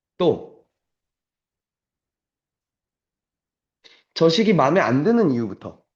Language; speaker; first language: Korean; native; Korean